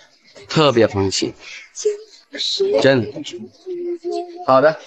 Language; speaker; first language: Chinese; non-native, fluent; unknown